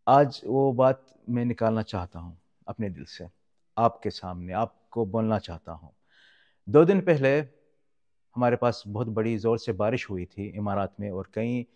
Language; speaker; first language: Urdu; non-native, fluent; Arabic